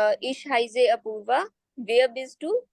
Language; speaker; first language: German; non-native, learner; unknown